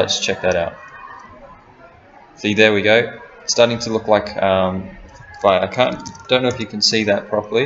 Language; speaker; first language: English; native; English